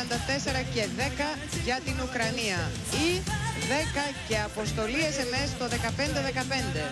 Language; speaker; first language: Greek; native; Greek